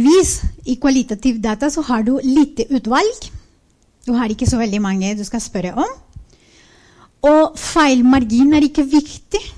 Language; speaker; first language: Norwegian; non-native, fluent; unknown